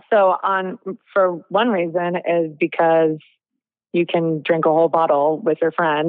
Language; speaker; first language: English; native; English